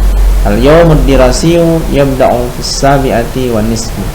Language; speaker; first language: Arabic; non-native, fluent; Indonesian